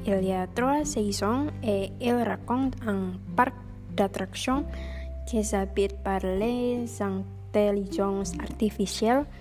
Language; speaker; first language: French; non-native, learner; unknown